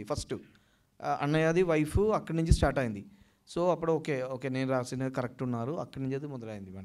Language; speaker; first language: Telugu; non-native, learner; Malayalam